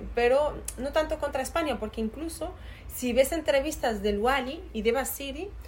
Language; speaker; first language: Spanish; early bilingual, other home language; Arabic